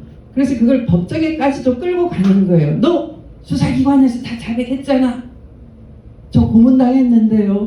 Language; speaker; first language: Korean; native; Korean